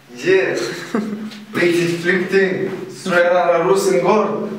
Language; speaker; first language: Swedish; early bilingual, other home language; Arabic